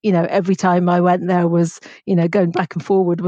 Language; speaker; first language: English; native; English